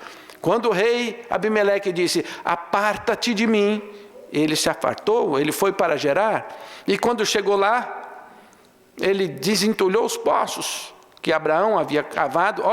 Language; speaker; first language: Portuguese; native; Portuguese